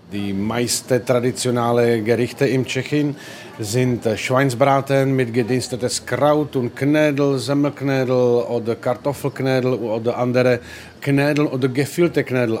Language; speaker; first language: German; non-native, fluent; Czech